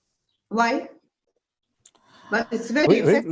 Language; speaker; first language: English; non-native, learner; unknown